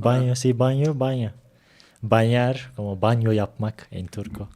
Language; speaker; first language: Spanish; non-native, learner; Turkish